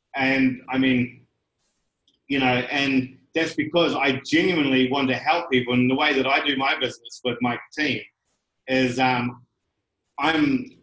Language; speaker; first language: English; native; English